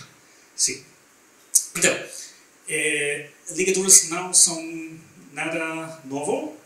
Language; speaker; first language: Portuguese; non-native, learner; German